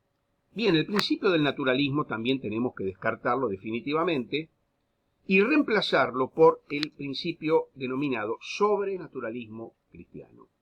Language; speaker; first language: Spanish; native; Spanish